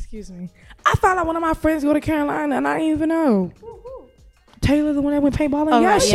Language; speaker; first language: English; native; English